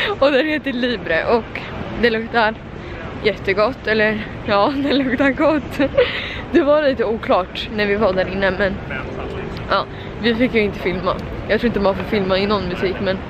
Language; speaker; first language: Swedish; native; Swedish